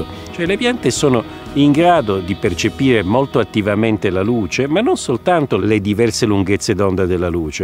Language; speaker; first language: Italian; native; Italian